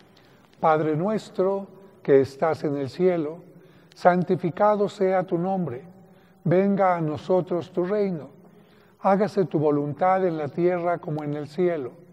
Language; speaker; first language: Spanish; native; Spanish